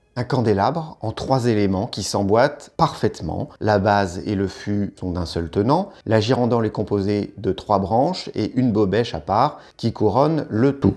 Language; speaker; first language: French; native; French